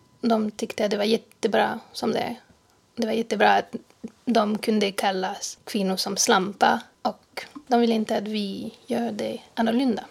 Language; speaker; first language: Swedish; non-native, fluent; French